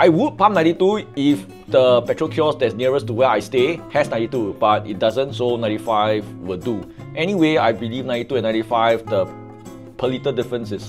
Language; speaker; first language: English; native; English